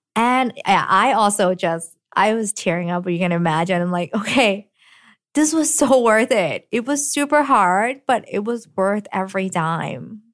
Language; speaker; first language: English; early bilingual, other home language; Cantonese